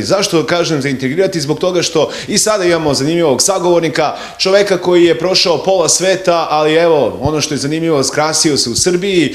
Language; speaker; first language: Bosnian; native; Bosnian